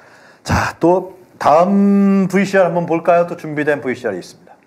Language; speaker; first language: Korean; native; Korean